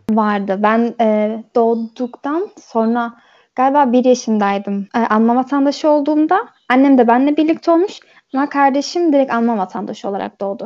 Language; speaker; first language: Turkish; early bilingual, heritage; Turkish